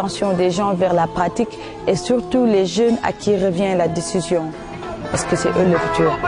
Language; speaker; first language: French; non-native, local second language; Jola-Fonyi